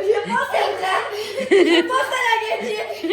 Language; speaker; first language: French; early bilingual, other home language; Malayalam